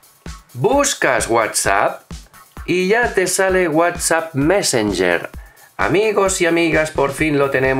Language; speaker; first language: Spanish; native; Spanish